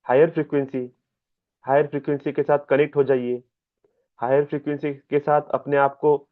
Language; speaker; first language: Hindi; non-native, local second language; Marathi